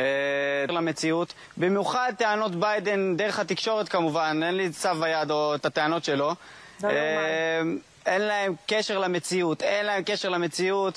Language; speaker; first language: Hebrew; native; Hebrew